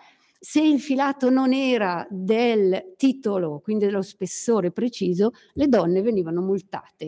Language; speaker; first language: Italian; native; Italian